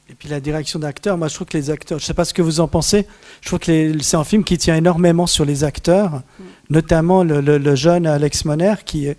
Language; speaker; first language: French; native; French